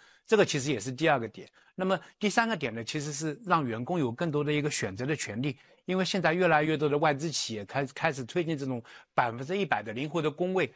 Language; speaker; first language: Chinese; native; Chinese